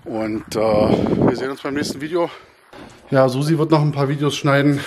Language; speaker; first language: German; native; German